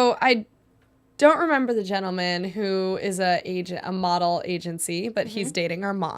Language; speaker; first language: English; native; English